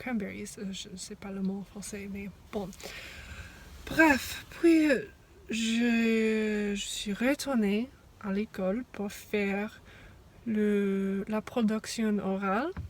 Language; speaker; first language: French; non-native, fluent; English